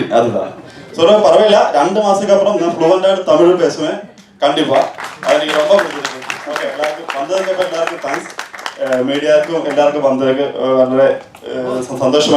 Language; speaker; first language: Tamil; non-native, learner; Malayalam